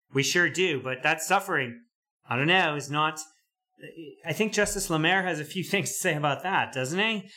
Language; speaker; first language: English; native; English